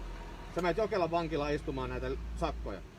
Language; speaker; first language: Finnish; native; Finnish